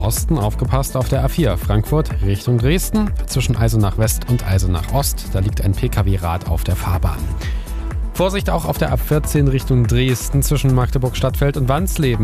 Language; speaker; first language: German; native; German